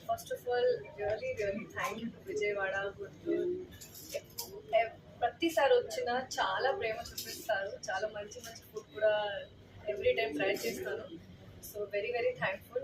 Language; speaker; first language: Telugu; non-native, local second language; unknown